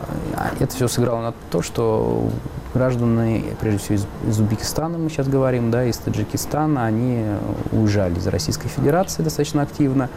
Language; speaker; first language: Russian; native; Russian